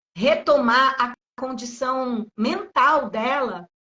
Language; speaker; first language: Portuguese; native; Portuguese